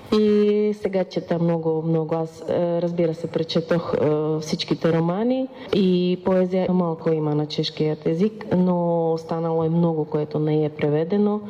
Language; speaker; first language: Bulgarian; non-native, fluent; Czech